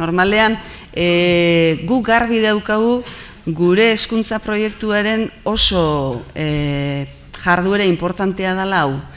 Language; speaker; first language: Basque; native; Basque